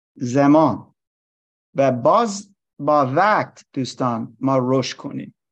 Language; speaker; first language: Persian; non-native, learner; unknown